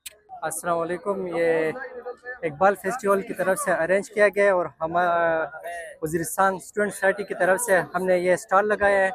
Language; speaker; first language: Hindi; non-native, local second language; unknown